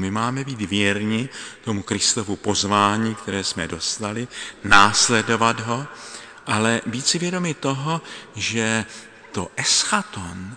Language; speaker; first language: Czech; native; Czech